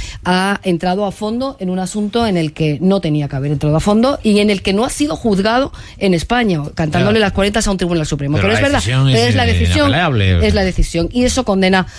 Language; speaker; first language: Spanish; native; Spanish